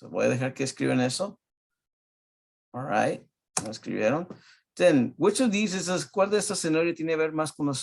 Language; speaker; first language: Spanish; early bilingual, heritage; Spanish